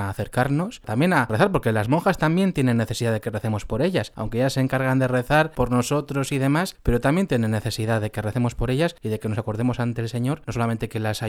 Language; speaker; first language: Spanish; native; Spanish